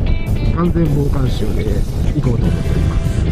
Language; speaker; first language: Japanese; native; Japanese